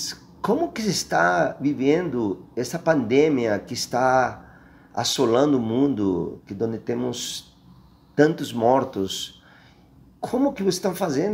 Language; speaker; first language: Portuguese; non-native, fluent; Spanish